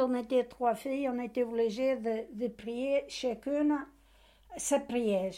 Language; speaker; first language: French; non-native, learner; Portuguese